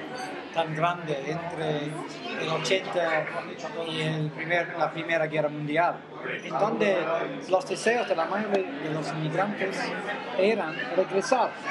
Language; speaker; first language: Spanish; non-native, fluent; English